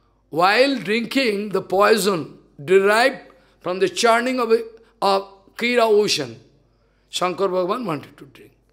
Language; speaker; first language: English; non-native, local second language; Bangla